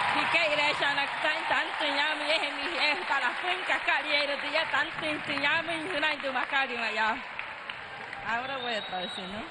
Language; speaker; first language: Spanish; non-native, local second language; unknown